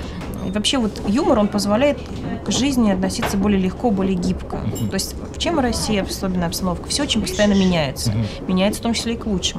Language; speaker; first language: Russian; native; Russian